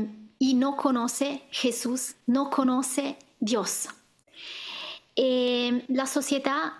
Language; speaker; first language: Spanish; non-native, fluent; Italian